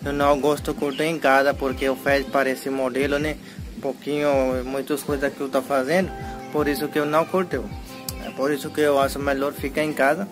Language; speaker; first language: Portuguese; non-native, learner; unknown